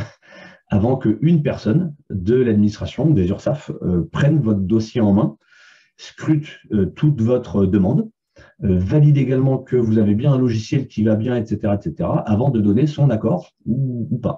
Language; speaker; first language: French; native; French